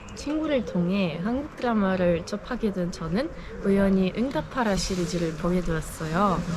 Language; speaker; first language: Korean; non-native, fluent; Polish